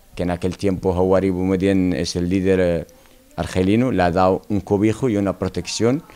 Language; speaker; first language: Spanish; non-native, local second language; Arabic